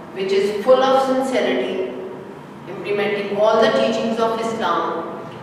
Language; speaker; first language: English; non-native, local second language; Urdu